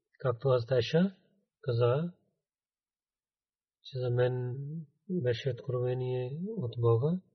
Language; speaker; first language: Bulgarian; non-native, learner; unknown